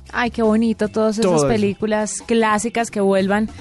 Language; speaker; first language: Spanish; native; Spanish